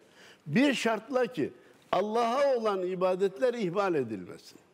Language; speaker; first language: Turkish; native; Turkish